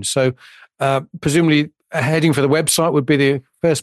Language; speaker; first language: English; native; English